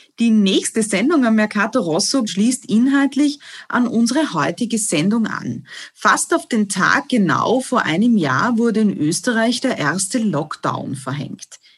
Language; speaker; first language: German; native; German